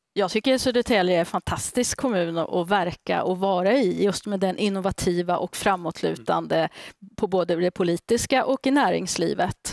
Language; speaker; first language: Swedish; native; Swedish